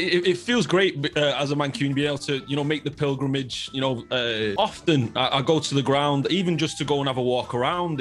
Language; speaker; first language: English; native; English